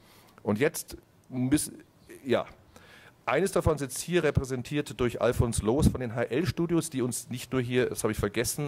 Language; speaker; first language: German; native; German